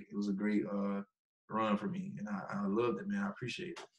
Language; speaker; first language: English; native; English